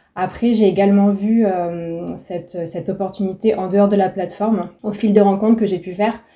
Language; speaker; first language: French; native; French